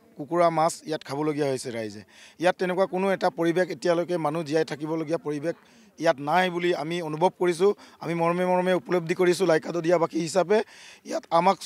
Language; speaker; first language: Assamese; native; Assamese